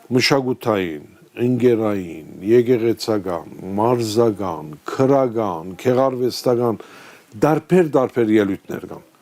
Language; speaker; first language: Armenian; early bilingual, heritage; Armenian